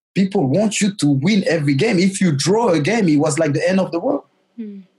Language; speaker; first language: English; non-native, fluent; French